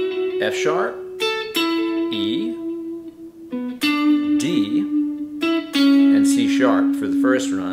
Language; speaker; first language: English; native; English